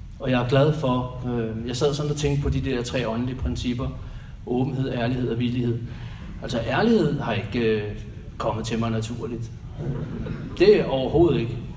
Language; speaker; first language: Danish; native; Danish